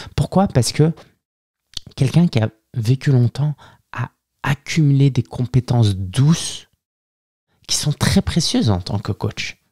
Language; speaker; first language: French; early bilingual, other home language; Chinese